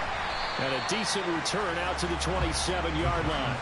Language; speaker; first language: English; native; English